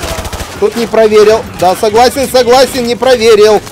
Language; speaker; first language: Russian; native; Russian